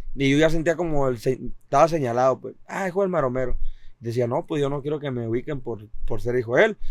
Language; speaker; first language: Spanish; native; Spanish